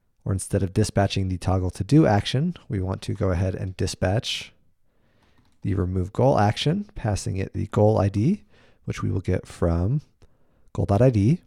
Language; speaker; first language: English; native; English